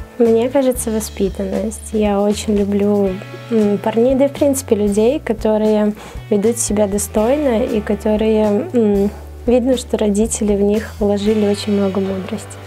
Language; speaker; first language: Russian; native; Russian